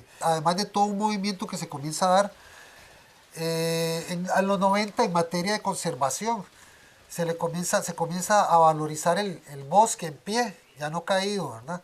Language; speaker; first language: Spanish; native; Spanish